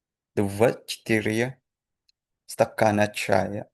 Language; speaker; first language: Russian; non-native, learner; Indonesian